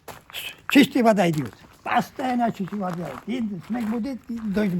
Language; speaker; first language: Russian; non-native, learner; Georgian